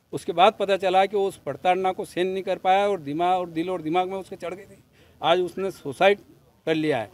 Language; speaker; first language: Hindi; native; Hindi